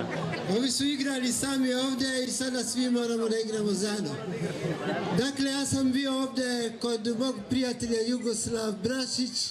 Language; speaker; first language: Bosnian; non-native, fluent; Swahili